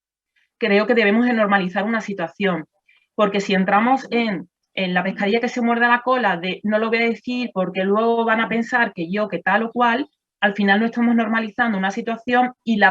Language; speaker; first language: Spanish; native; Spanish